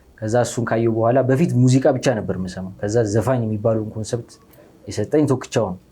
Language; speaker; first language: Amharic; native; Amharic